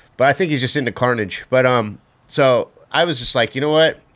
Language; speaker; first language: English; native; English